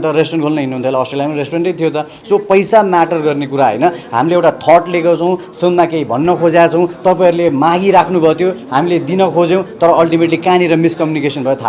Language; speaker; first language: Nepali; native; Nepali